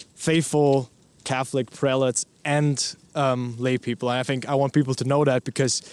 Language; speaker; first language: English; non-native, fluent; German